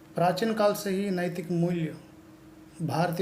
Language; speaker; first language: Hindi; non-native, local second language; Telugu